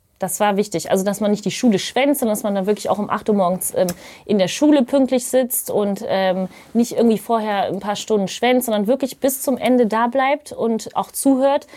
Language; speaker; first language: German; native; German